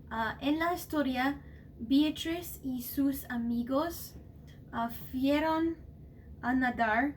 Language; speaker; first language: Spanish; non-native, learner; English